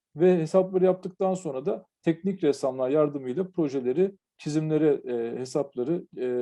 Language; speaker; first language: Turkish; native; Turkish